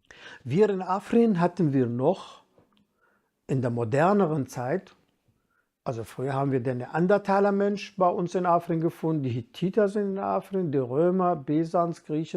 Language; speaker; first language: German; non-native, fluent; Kurdish